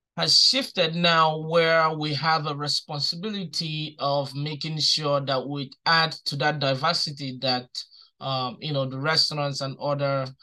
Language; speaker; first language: English; non-native, local second language; Igbo